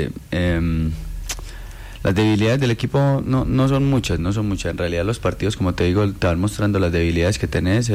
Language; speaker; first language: Spanish; native; Spanish